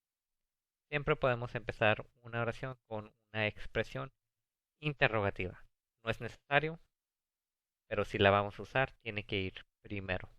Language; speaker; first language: Spanish; early bilingual, heritage; English